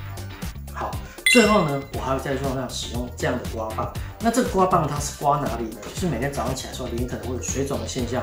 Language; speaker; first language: Chinese; native; Chinese